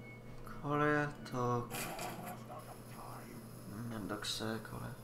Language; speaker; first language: Japanese; non-native, learner; English